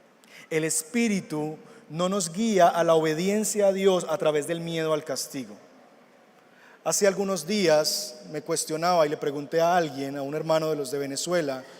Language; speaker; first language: Spanish; native; Spanish